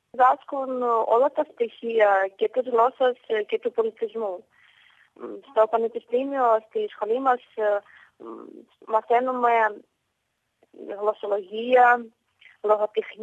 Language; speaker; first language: Greek; non-native, fluent; Ukrainian